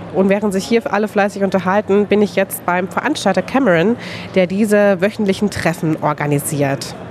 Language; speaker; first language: German; native; German